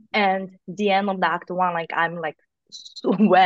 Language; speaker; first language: English; non-native, learner; Japanese